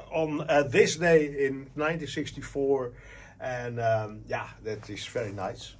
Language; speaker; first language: English; non-native, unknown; Dutch